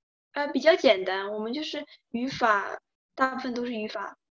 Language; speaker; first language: Chinese; early bilingual, other home language; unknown